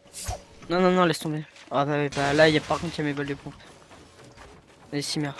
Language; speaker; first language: French; native; French